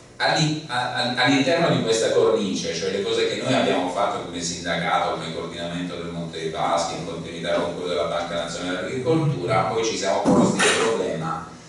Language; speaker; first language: Italian; native; Italian